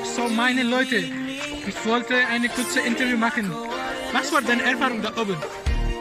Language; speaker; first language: German; non-native, learner; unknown